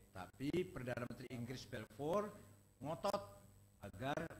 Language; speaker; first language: Indonesian; native; Indonesian